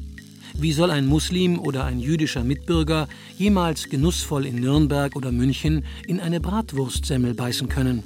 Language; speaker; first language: German; native; German